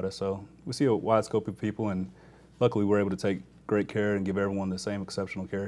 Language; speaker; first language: English; native; English